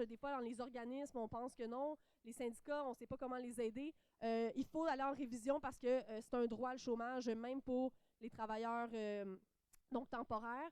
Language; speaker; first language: French; native; French